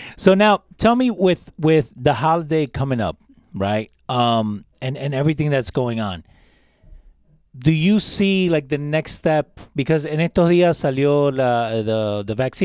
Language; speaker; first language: English; early bilingual, other home language; Spanish